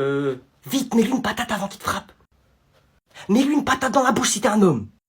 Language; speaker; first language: French; native; French